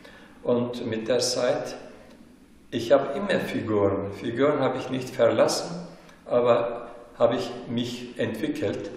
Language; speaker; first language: German; non-native, fluent; Turkish